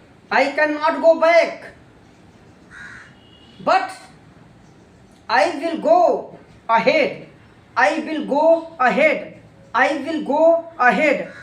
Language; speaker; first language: English; non-native, learner; Hindi